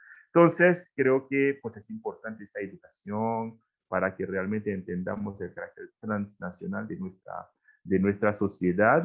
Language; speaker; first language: Spanish; non-native, fluent; Haitian Creole